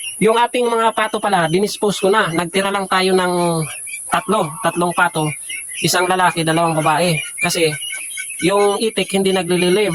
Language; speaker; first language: Filipino; non-native, local second language; Bikol